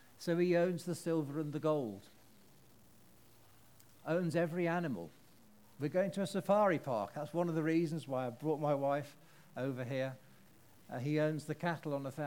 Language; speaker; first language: English; native; English